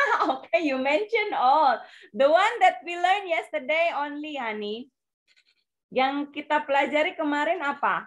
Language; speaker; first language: English; non-native, fluent; Indonesian